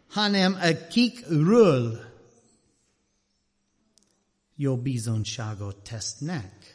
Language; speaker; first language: Hungarian; non-native, learner; English